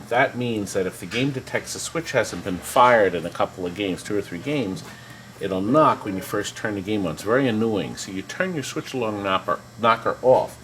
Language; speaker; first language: English; native; English